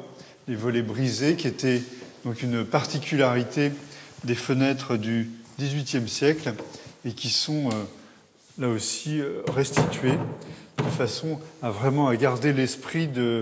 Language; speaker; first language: French; native; French